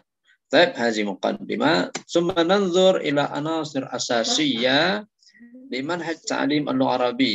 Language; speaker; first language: Arabic; non-native, fluent; Indonesian